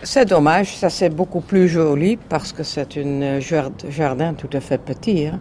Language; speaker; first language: French; non-native, learner; Dutch